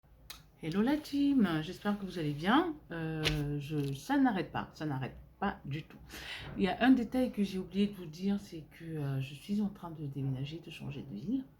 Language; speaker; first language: French; native; French